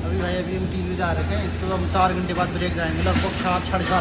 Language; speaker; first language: Hindi; native; Hindi